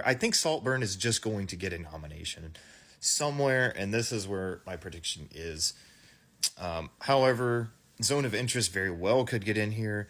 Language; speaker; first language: English; native; English